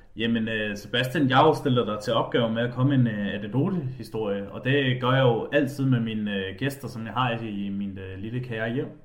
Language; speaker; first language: Danish; native; Danish